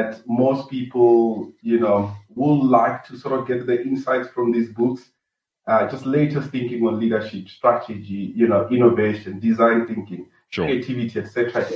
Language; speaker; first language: English; non-native, local second language; Venda